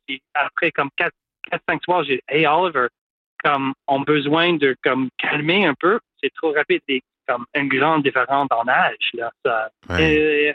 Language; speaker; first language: French; non-native, local second language; English